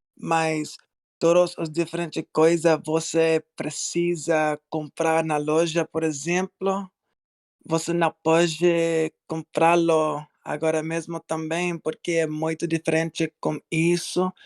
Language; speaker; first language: Portuguese; non-native, learner; English